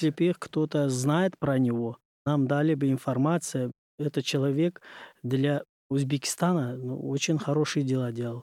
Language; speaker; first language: Russian; non-native, learner; Uzbek